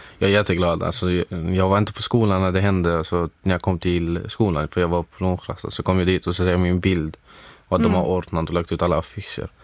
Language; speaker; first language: Swedish; non-native, fluent; Arabic